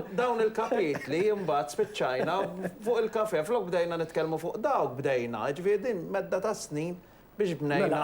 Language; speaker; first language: Maltese; native; Maltese